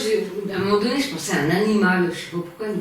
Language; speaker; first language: French; native; French